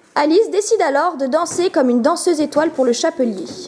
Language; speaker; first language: French; native; French